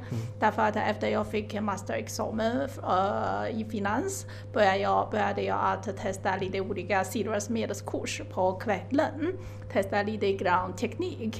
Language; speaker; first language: Swedish; non-native, fluent; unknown